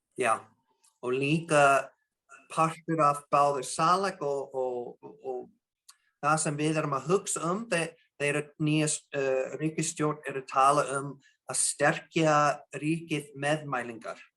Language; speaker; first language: Icelandic; non-native, learner; English